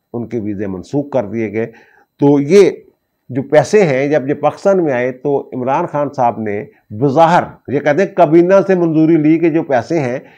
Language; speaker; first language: Urdu; non-native, local second language; Punjabi